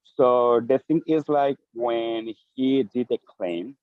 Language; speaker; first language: English; non-native, fluent; Spanish